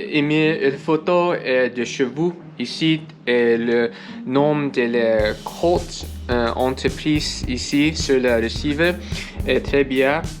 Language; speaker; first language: French; non-native, learner; English